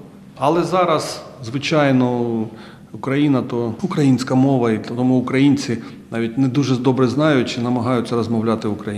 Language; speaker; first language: Ukrainian; non-native, local second language; Russian